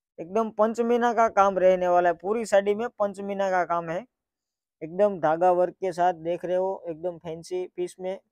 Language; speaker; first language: Hindi; non-native, local second language; Gujarati